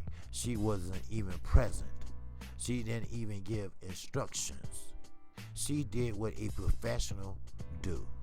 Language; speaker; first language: English; native; English